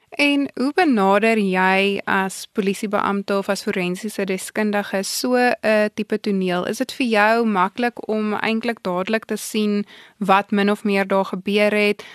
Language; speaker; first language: Afrikaans; native; Afrikaans